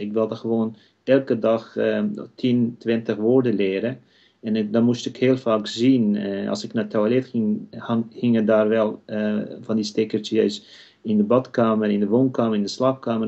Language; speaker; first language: Dutch; non-native, fluent; Kurdish